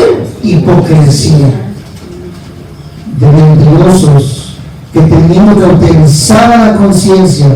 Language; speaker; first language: Spanish; native; Spanish